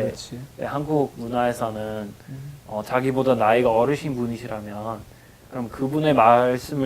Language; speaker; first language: Korean; non-native, fluent; English